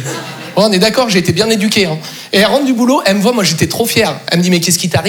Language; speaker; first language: French; native; French